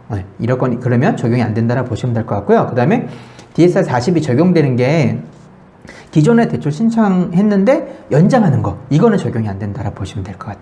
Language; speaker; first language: Korean; native; Korean